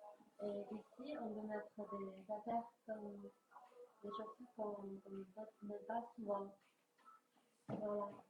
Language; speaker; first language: French; non-native, learner; Chinese